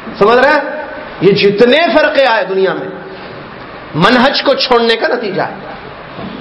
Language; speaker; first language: Urdu; native; Urdu